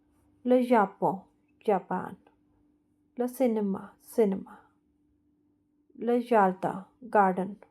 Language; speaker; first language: French; non-native, fluent; Hindi